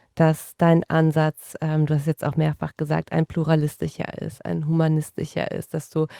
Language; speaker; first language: German; native; German